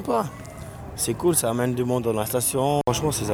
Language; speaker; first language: French; native; French